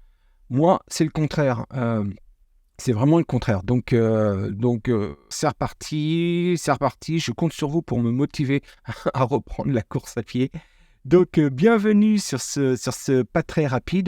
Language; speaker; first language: French; native; French